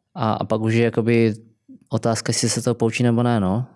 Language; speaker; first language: Czech; native; Czech